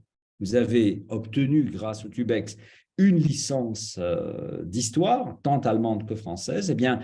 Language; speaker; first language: French; native; French